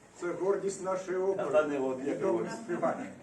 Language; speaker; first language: Ukrainian; non-native, local second language; Russian